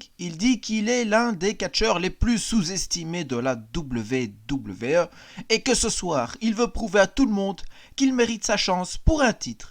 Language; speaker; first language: French; native; French